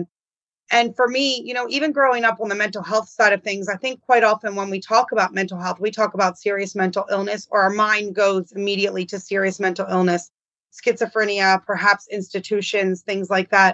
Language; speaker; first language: English; native; English